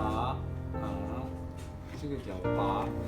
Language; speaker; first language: Chinese; non-native, fluent; Kazakh